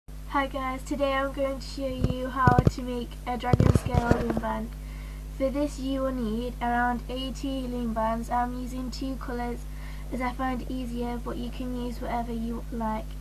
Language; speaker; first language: English; native; English